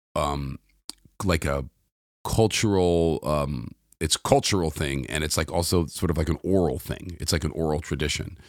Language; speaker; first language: English; native; English